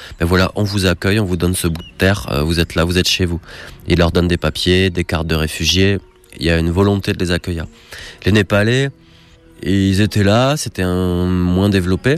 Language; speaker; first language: French; native; French